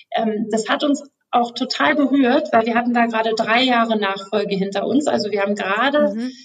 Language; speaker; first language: German; native; German